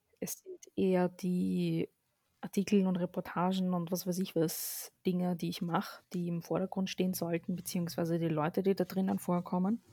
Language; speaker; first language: German; early bilingual, other home language; Arabic